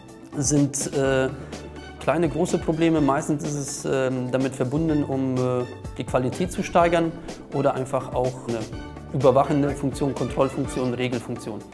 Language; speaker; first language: German; native; German